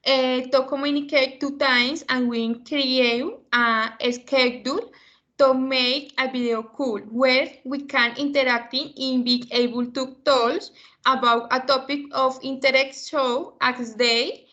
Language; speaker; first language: English; non-native, learner; Spanish